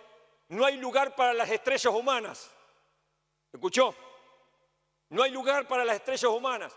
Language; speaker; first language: Spanish; native; Spanish